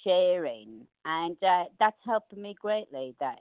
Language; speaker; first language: English; native; English